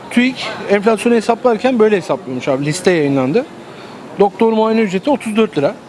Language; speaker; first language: Turkish; native; Turkish